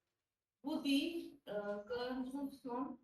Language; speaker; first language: French; non-native, learner; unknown